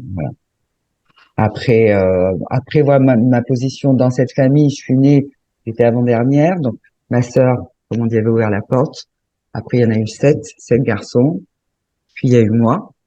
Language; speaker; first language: French; native; French